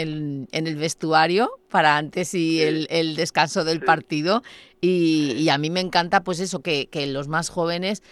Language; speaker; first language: Spanish; native; Spanish